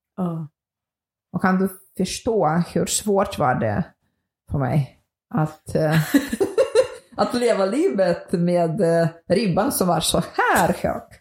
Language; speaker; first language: Swedish; non-native, fluent; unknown